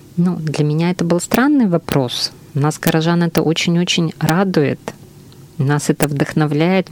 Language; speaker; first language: Russian; native; Russian